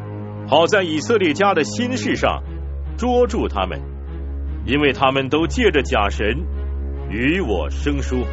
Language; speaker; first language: Chinese; native; Chinese